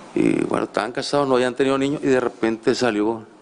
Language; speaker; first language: Spanish; native; Spanish